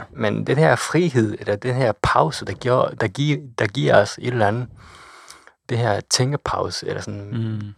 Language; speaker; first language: Danish; non-native, fluent; Japanese